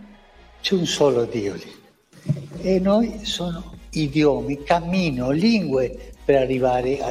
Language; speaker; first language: Italian; non-native, fluent; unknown